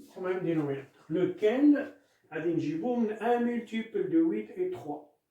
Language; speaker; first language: French; non-native, local second language; Arabic